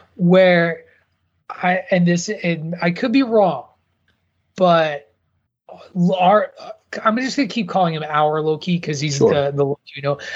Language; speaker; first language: English; native; English